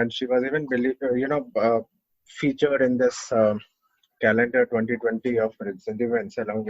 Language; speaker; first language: English; non-native, local second language; Hindi